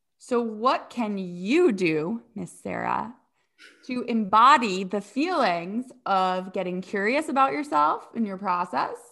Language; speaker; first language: English; native; English